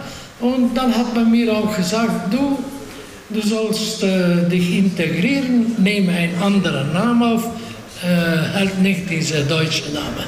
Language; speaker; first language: German; non-native, fluent; Hungarian